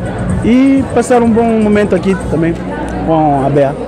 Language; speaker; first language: Portuguese; non-native, local second language; Kabuverdianu